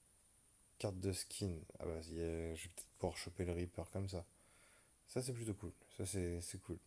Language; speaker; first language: French; native; French